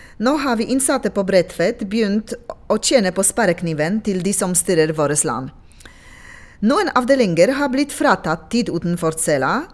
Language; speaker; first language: Norwegian; non-native, local second language; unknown